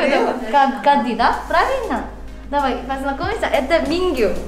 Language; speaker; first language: Russian; non-native, fluent; Korean